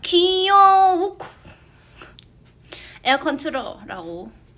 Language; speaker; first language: Korean; non-native, fluent; Thai